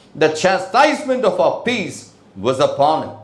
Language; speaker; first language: English; non-native, local second language; Tamil